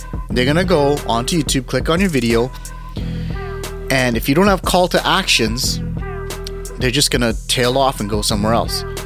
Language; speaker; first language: English; early bilingual, other home language; Punjabi